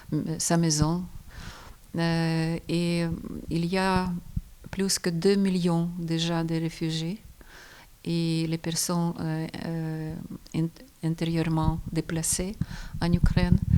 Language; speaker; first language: French; non-native, fluent; Ukrainian